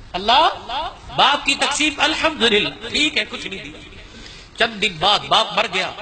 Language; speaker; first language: Urdu; non-native, local second language; Punjabi